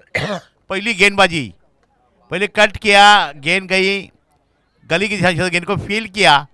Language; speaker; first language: Hindi; non-native, local second language; Marathi